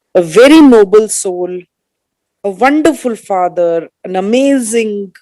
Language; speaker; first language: English; non-native, local second language; Hindi